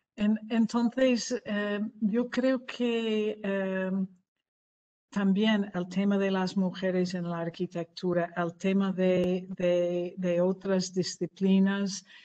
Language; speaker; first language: Spanish; non-native, fluent; English